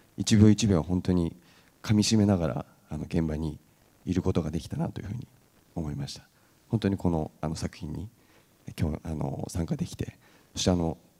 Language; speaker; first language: Japanese; native; Japanese